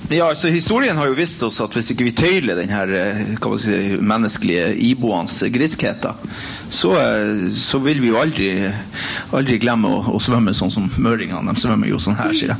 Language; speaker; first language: Norwegian; native; Norwegian